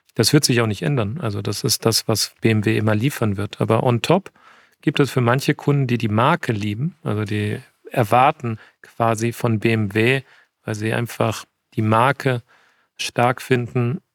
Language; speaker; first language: German; native; German